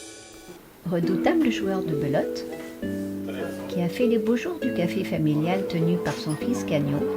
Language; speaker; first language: French; native; French